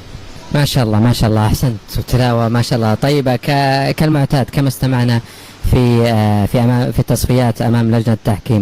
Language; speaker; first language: Arabic; native; Arabic